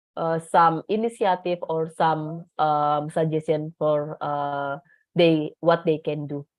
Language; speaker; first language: English; non-native, learner; Indonesian